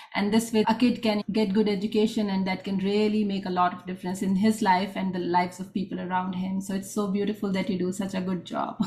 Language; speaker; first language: English; non-native, local second language; Hindi